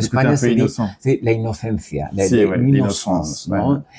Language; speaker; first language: French; non-native, learner; Spanish